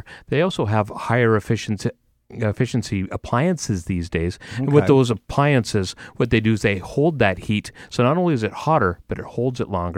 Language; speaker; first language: English; native; English